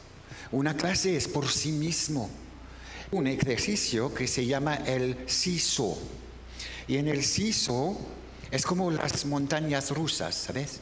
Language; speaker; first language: Spanish; non-native, fluent; French